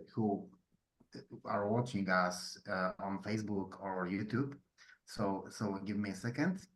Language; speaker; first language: English; non-native, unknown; Polish